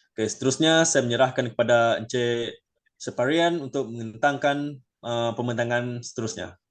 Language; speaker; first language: Malay; non-native, local second language; Iban